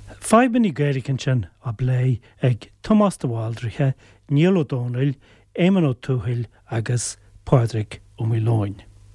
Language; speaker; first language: Irish; native; Irish